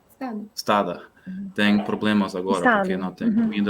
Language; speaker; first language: Portuguese; non-native, learner; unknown